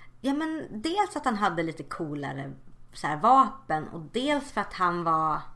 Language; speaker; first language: Swedish; native; Swedish